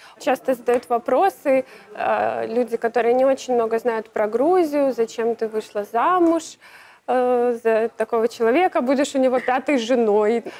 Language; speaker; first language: Russian; native; Russian